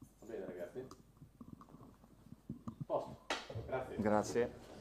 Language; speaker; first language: Italian; non-native, fluent; Portuguese